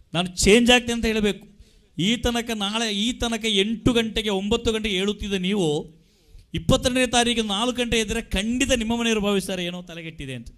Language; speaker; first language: Kannada; native; Kannada